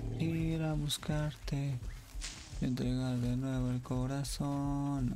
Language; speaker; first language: Spanish; native; Spanish